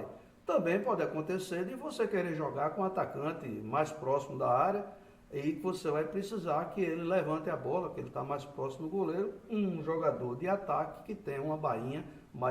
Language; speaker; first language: Portuguese; native; Portuguese